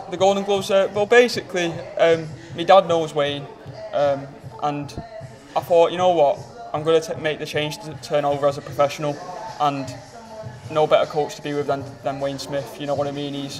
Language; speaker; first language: English; native; English